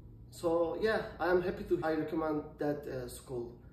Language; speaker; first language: English; non-native, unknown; Turkish